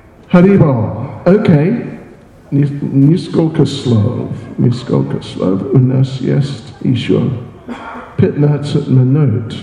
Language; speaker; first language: Russian; non-native, learner; English